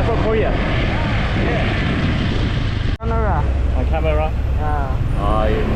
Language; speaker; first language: English; non-native, learner; Korean